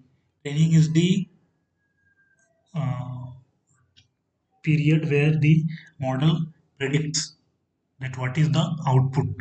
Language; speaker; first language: English; non-native, fluent; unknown